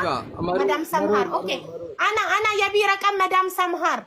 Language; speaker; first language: Arabic; non-native, learner; Amharic